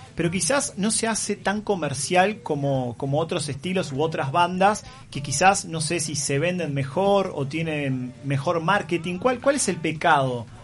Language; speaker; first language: Spanish; native; Spanish